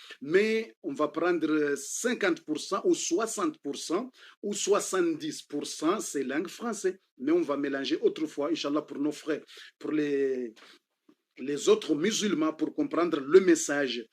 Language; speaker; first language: French; non-native, fluent; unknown